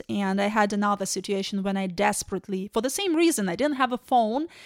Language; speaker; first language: English; non-native, fluent; Ukrainian